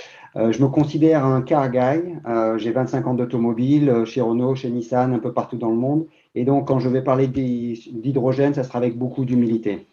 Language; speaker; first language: French; native; French